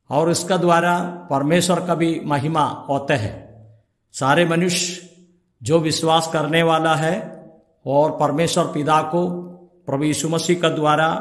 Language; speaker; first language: Hindi; non-native, local second language; Malayalam